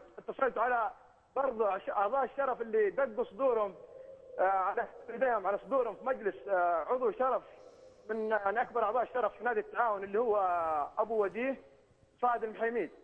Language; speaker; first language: Arabic; native; Arabic